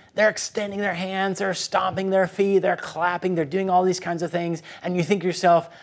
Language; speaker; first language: English; early bilingual, other home language; Spanish